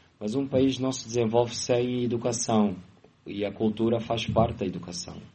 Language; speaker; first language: Portuguese; native; Portuguese